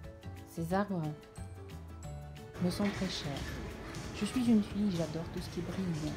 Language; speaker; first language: French; non-native, fluent; Russian